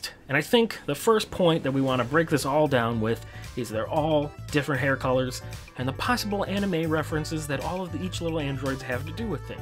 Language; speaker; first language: English; native; English